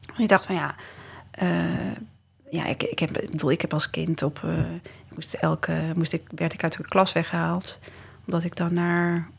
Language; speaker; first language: Dutch; early bilingual, other home language; Riffian